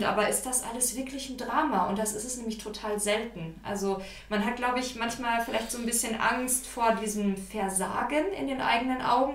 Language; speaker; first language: German; native; German